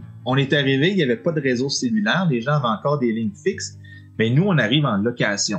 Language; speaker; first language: French; native; French